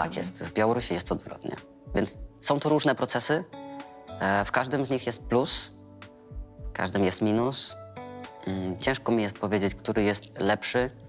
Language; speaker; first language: Polish; non-native, fluent; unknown